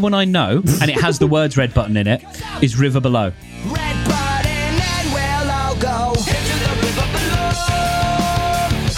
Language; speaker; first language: English; native; English